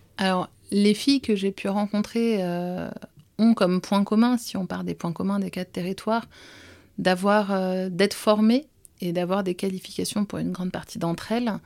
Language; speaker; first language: French; native; French